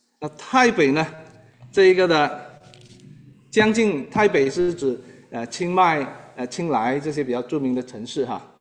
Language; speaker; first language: Chinese; native; Chinese